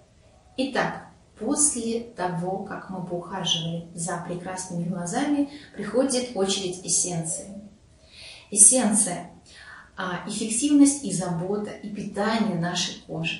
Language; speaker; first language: Russian; native; Russian